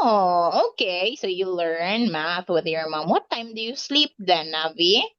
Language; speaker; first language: English; non-native, local second language; Filipino